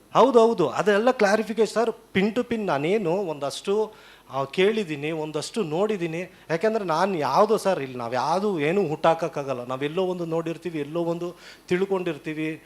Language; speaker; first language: Kannada; native; Kannada